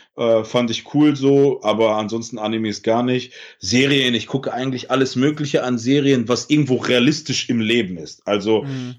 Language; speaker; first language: German; early bilingual, other home language; Russian